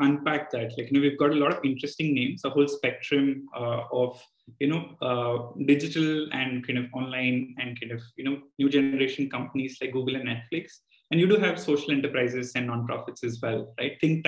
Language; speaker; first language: English; non-native, local second language; Telugu